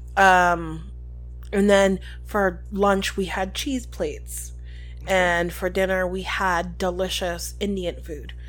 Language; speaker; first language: English; early bilingual, other home language; Spanish